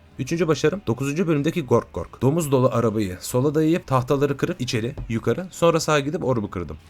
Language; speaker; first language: Turkish; native; Turkish